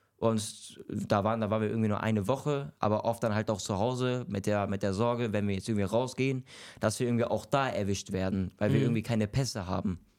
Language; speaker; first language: German; early bilingual, other home language; Kurdish